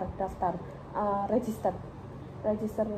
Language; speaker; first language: Indonesian; early bilingual, heritage; English